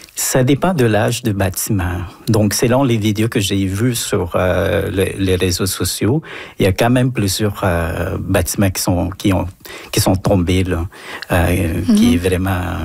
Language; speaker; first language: French; non-native, fluent; Filipino